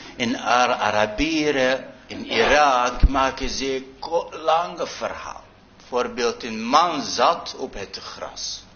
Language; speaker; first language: Dutch; non-native, fluent; Arabic